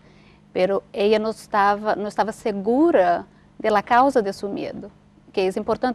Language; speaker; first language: Spanish; non-native, fluent; Portuguese